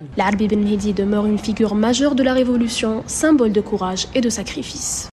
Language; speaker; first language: French; non-native, local second language; Arabic